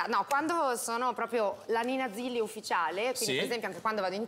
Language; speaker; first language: Italian; native; Italian